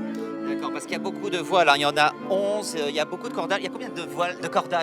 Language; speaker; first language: French; native; French